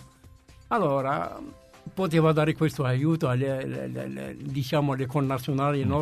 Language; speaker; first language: Italian; non-native, fluent; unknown